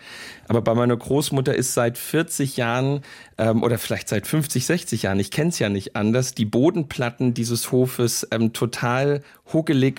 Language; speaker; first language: German; native; German